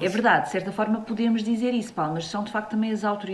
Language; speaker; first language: Portuguese; native; Portuguese